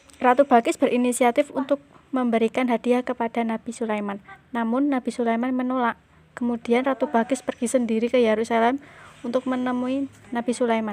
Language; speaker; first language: Indonesian; native; Indonesian